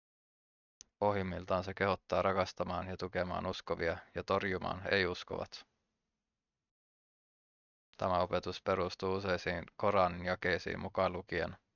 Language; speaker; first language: Finnish; native; Finnish